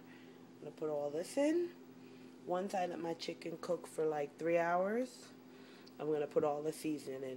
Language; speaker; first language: English; native; English